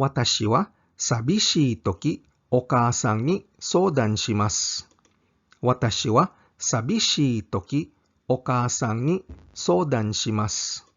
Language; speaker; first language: Japanese; non-native, fluent; English